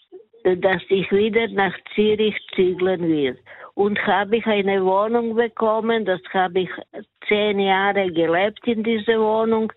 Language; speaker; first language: German; non-native, learner; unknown